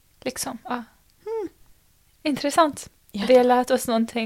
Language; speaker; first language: Swedish; non-native, fluent; English